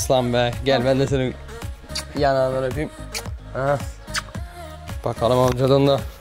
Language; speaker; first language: Turkish; native; Turkish